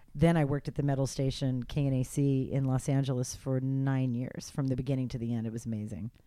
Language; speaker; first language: English; native; English